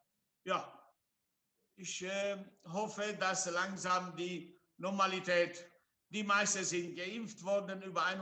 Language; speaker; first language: German; non-native, fluent; Italian